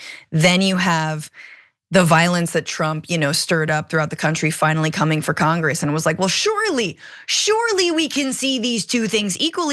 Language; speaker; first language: English; native; English